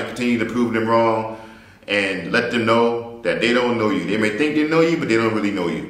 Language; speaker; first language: English; native; English